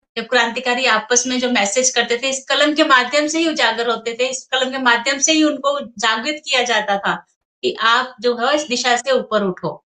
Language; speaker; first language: Hindi; native; Hindi